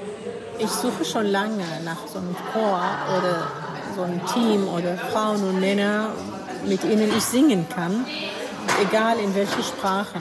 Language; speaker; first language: German; non-native, fluent; Arabic